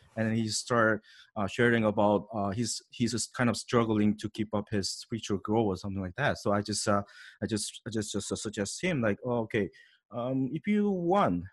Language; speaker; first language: English; non-native, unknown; Korean